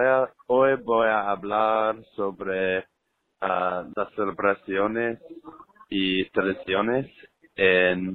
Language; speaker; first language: Spanish; non-native, learner; English